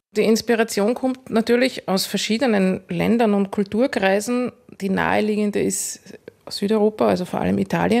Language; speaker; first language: German; native; German